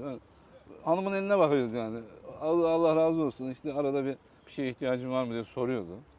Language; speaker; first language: Turkish; native; Turkish